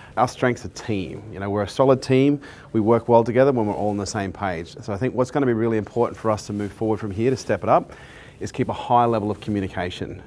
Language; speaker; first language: English; native; English